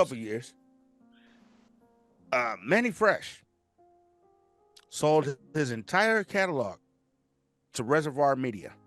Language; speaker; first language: English; native; English